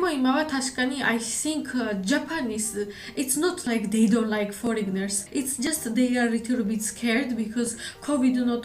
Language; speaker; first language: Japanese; non-native, learner; Georgian